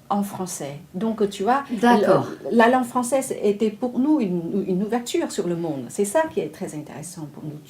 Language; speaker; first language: French; non-native, fluent; Vietnamese